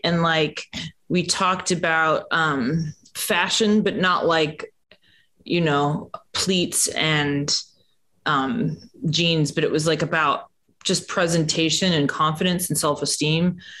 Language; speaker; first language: English; native; English